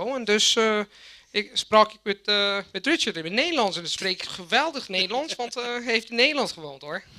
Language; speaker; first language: Dutch; non-native, fluent; Italian